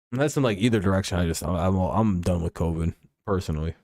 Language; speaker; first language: English; native; English